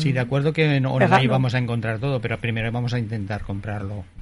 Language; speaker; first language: Spanish; native; Spanish